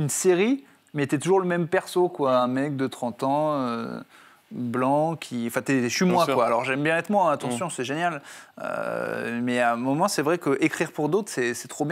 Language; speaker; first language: French; native; French